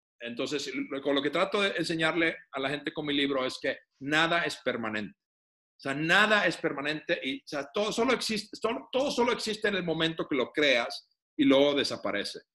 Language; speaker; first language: Spanish; non-native, fluent; Finnish